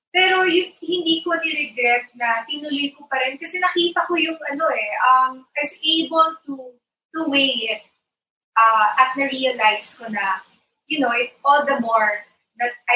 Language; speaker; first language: English; non-native, local second language; Iloko